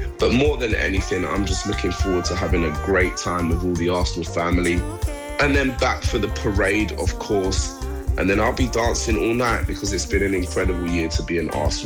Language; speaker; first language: English; native; English